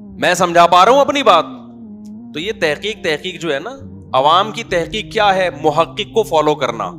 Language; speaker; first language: Urdu; native; Urdu